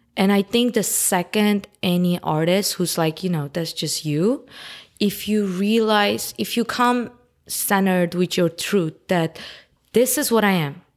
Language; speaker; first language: English; early bilingual, other home language; Armenian